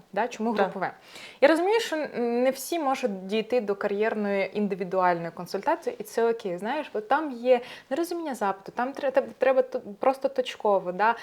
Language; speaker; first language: Ukrainian; native; Ukrainian